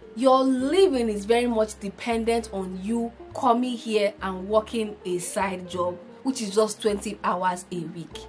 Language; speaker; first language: English; non-native, local second language; Igbo